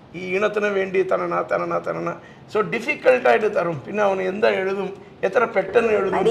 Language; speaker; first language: Malayalam; non-native, fluent; Telugu